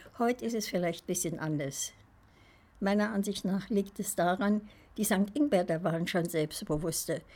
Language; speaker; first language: German; native; German